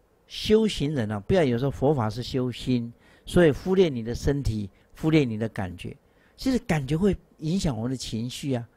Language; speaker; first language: Chinese; native; Chinese